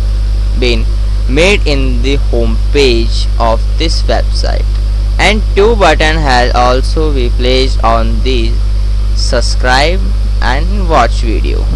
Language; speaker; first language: English; non-native, learner; Hindi